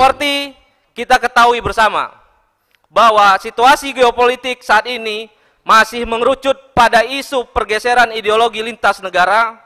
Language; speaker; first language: Indonesian; native; Indonesian